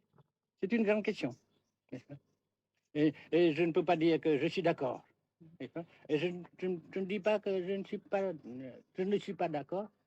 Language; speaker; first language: French; non-native, local second language; Vietnamese